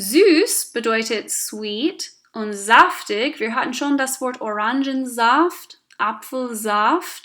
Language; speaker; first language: German; non-native, fluent; English